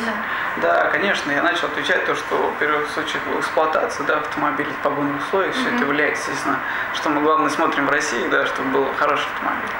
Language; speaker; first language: Russian; native; Russian